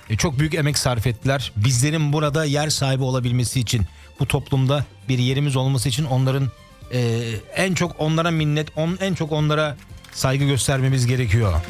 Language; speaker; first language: Turkish; early bilingual, heritage; Turkish